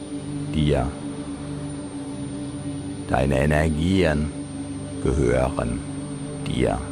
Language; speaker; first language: German; native; German